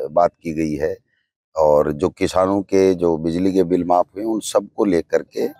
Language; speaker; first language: Hindi; native; Hindi